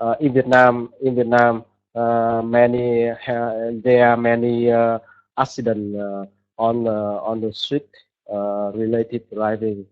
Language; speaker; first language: English; non-native, learner; Vietnamese